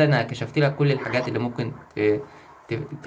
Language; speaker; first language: Arabic; native; Arabic